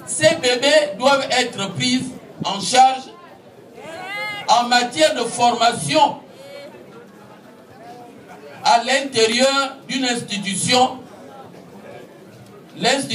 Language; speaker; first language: French; non-native, local second language; Fang